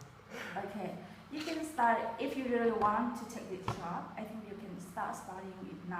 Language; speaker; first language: English; non-native, fluent; Vietnamese